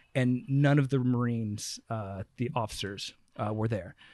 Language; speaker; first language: English; native; English